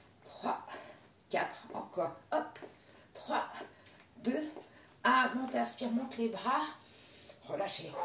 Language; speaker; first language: French; native; French